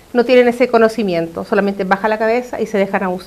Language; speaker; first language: Spanish; native; Spanish